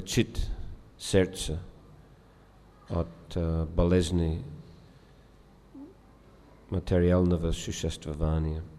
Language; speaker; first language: Russian; non-native, fluent; English